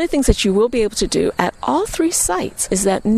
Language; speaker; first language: English; native; English